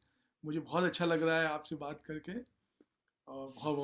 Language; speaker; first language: Hindi; native; Hindi